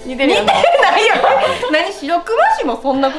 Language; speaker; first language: Japanese; native; Japanese